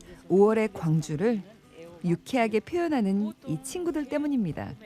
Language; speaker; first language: Korean; native; Korean